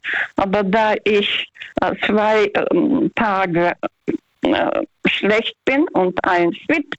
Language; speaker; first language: German; non-native, fluent; Russian